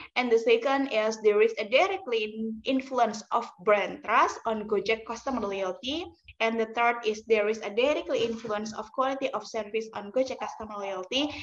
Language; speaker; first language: English; non-native, learner; Indonesian